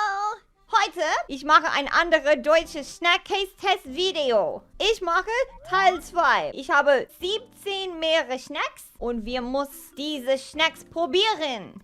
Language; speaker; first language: German; non-native, learner; English